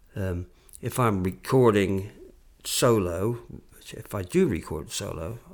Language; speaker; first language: English; native; English